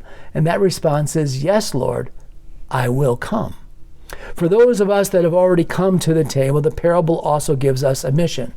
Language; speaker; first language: English; native; English